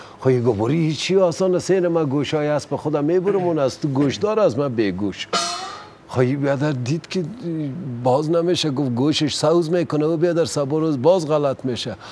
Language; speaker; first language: Persian; native; Persian